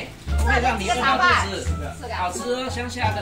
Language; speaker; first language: Chinese; native; Chinese